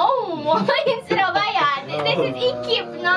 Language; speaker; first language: English; non-native, fluent; Indonesian